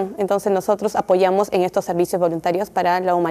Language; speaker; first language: Spanish; native; Spanish